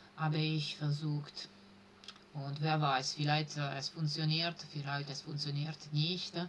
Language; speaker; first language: German; non-native, learner; Italian